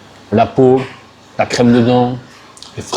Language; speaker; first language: French; native; French